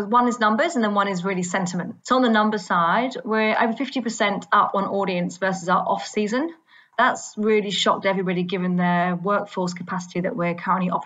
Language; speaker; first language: English; native; English